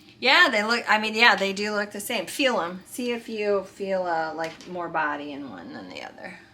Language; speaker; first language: English; native; English